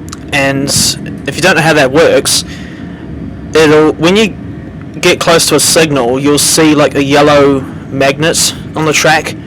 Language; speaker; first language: English; native; English